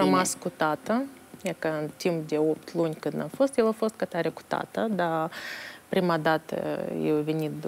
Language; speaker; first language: Romanian; non-native, local second language; Russian